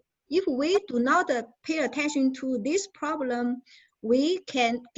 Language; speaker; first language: English; non-native, learner; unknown